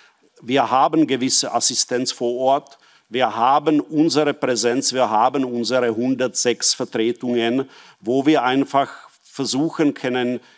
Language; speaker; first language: German; non-native, fluent; Czech